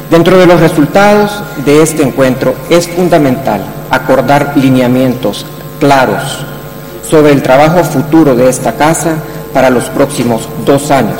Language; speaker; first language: Spanish; native; Spanish